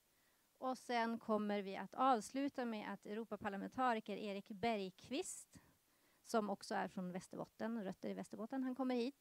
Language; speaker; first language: Swedish; native; Swedish